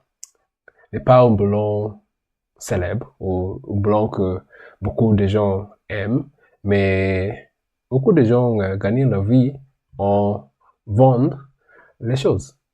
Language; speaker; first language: French; non-native, learner; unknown